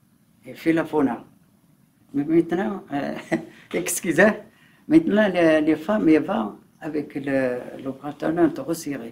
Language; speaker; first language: French; non-native, learner; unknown